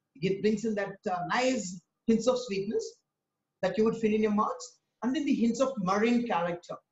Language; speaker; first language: English; non-native, local second language; Tamil